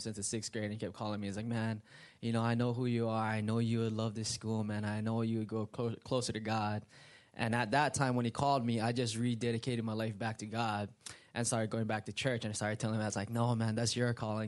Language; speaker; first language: English; native; English